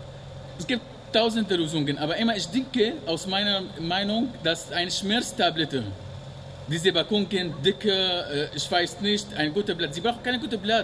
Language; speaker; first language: German; non-native, learner; Arabic